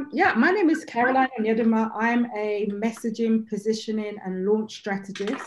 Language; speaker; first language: English; native; English